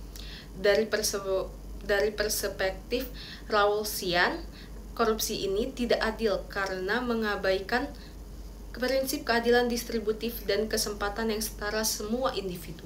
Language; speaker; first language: Indonesian; native; Indonesian